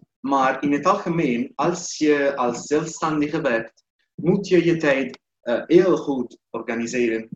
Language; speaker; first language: Dutch; non-native, learner; Italian